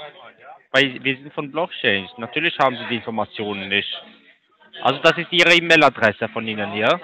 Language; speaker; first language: German; non-native, learner; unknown